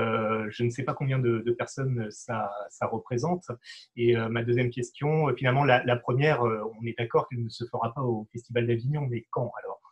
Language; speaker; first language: French; native; French